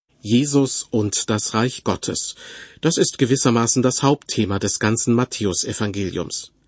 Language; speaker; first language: German; native; German